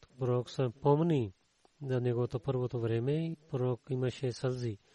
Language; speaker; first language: Bulgarian; non-native, learner; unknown